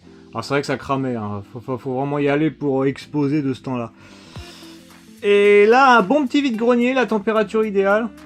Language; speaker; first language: French; native; French